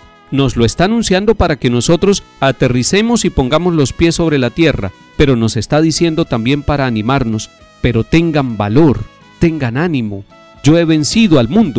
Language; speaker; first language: Spanish; native; Spanish